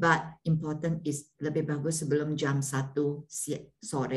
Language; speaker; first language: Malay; non-native, local second language; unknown